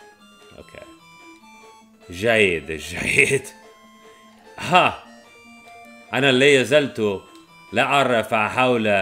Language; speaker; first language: Arabic; non-native, learner; English